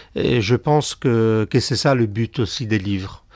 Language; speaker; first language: French; non-native, fluent; Italian